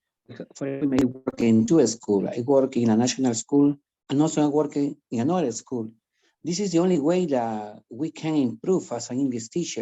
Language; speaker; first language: English; non-native, fluent; Spanish